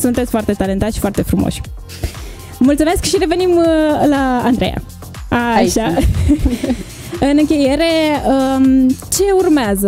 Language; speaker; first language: Romanian; native; Romanian